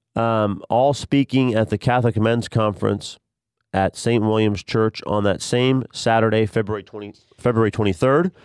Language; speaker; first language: English; native; English